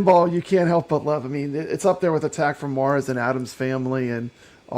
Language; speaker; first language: English; native; English